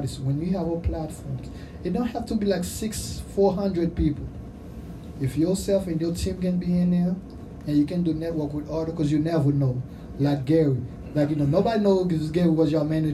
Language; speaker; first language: English; non-native, fluent; Haitian Creole